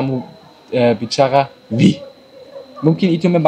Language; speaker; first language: Indonesian; non-native, learner; German